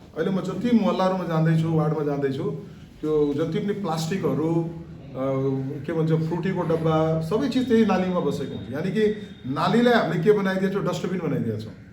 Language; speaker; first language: Nepali; non-native, local second language; Marwari